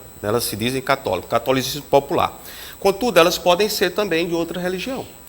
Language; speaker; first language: Portuguese; native; Portuguese